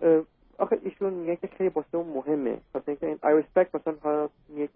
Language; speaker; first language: Persian; early bilingual, heritage; Persian